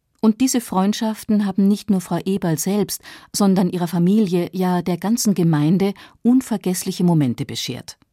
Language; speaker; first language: German; native; German